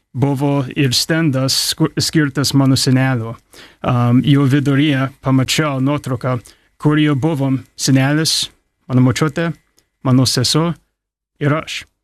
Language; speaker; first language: Lithuanian; early bilingual, heritage; English